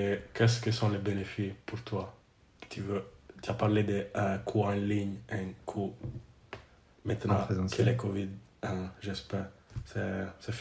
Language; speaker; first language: French; non-native, learner; English